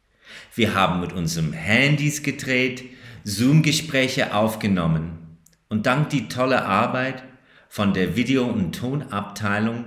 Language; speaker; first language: German; non-native, fluent; English